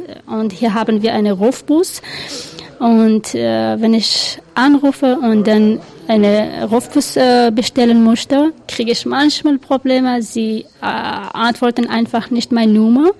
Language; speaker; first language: German; non-native, learner; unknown